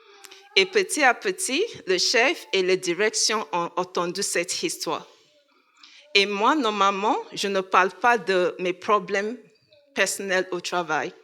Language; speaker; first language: French; non-native, learner; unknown